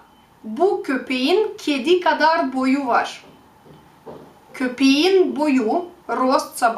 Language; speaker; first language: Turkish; non-native, fluent; Russian